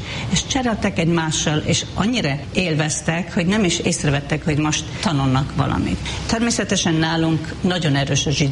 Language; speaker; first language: Hungarian; non-native, fluent; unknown